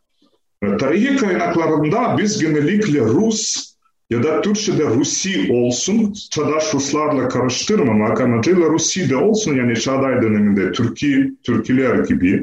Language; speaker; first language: Turkish; non-native, fluent; Ukrainian